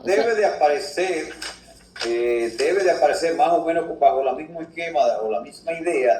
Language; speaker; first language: Spanish; native; Spanish